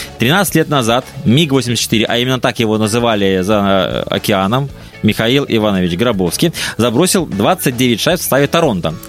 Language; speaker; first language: Russian; native; Russian